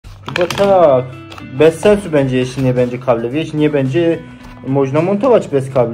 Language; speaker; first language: Polish; non-native, learner; Turkish